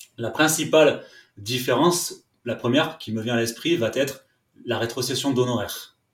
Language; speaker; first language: French; native; French